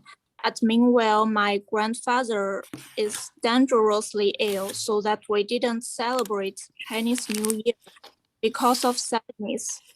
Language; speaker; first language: English; non-native, fluent; Chinese